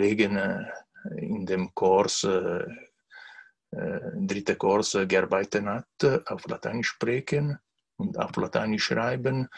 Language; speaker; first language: German; non-native, learner; Italian